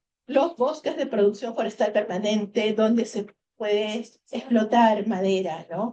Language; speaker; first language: Spanish; native; Spanish